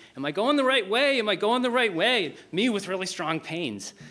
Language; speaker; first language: English; native; English